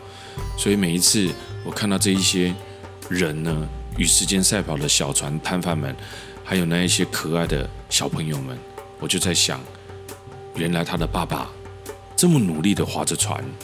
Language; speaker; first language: Chinese; native; Chinese